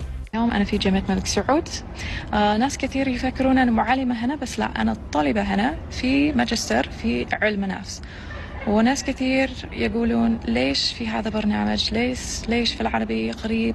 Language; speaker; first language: Arabic; non-native, learner; English